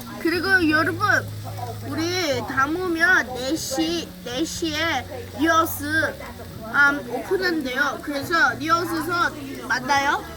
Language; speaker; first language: Korean; early bilingual, heritage; Korean